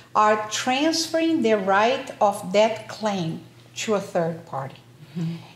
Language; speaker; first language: English; non-native, fluent; Portuguese